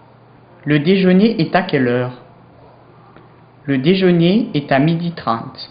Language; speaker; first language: French; non-native, learner; English